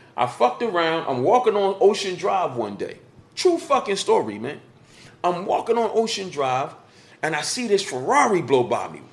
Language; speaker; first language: English; native; English